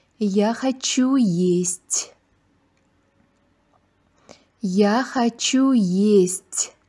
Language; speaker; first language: Russian; non-native, fluent; Uzbek